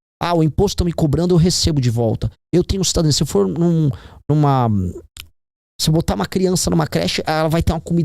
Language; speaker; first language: Portuguese; native; Portuguese